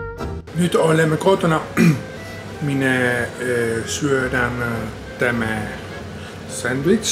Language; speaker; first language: Finnish; non-native, learner; Italian